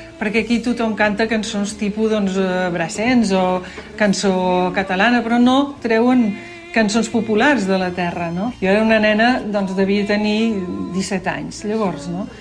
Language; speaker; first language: Catalan; native; Catalan